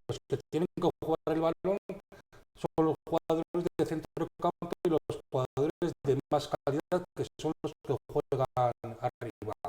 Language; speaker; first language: Spanish; native; Spanish